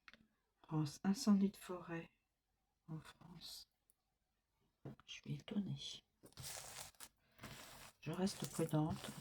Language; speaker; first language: French; native; French